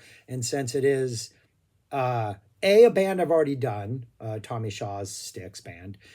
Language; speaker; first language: English; native; English